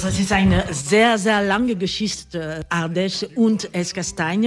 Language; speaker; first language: German; non-native, learner; French